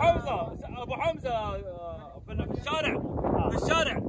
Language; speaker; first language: Arabic; native; Arabic